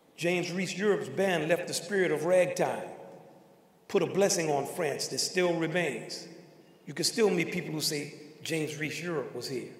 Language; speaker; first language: English; native; English